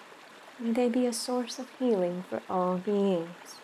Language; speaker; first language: English; native; English